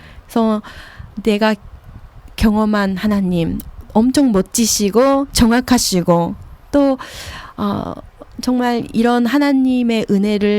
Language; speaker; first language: Korean; early bilingual, heritage; Korean